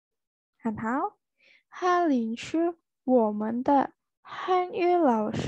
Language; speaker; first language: Chinese; non-native, fluent; Indonesian